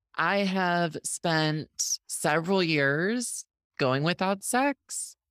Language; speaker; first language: English; native; English